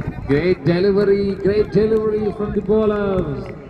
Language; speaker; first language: English; non-native, local second language; Malayalam